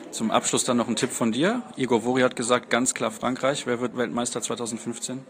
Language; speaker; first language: German; native; German